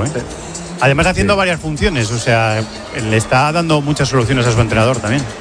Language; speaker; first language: Spanish; native; Spanish